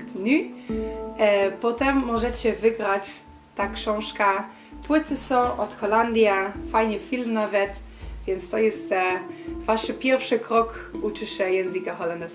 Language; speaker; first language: Polish; non-native, learner; Dutch